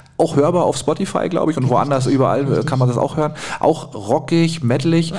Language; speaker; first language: German; native; German